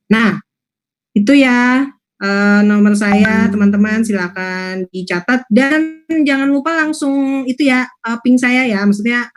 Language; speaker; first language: Indonesian; native; Indonesian